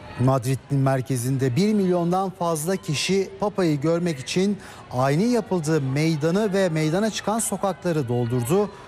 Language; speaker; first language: Turkish; native; Turkish